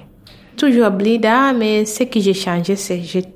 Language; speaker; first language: French; non-native, learner; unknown